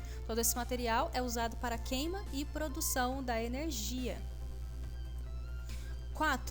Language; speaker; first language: Portuguese; native; Portuguese